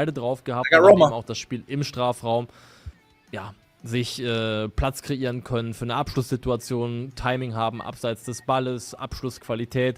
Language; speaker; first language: German; native; German